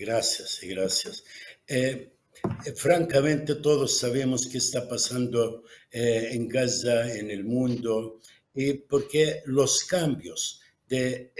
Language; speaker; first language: Spanish; non-native, fluent; Arabic